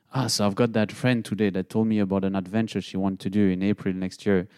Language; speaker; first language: English; non-native, fluent; French